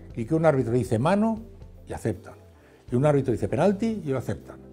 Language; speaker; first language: Spanish; native; Spanish